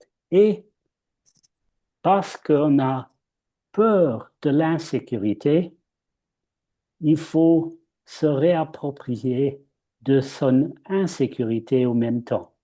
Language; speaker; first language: French; non-native, fluent; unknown